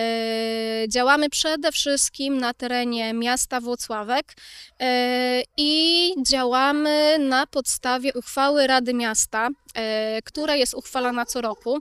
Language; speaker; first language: Polish; native; Polish